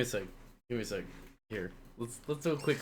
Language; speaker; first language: English; native; English